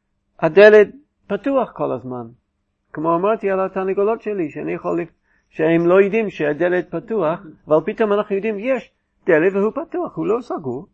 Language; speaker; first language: Hebrew; non-native, fluent; English